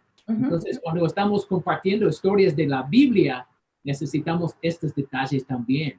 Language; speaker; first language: Spanish; non-native, fluent; English